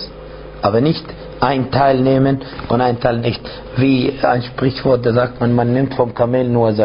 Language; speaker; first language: German; non-native, fluent; Arabic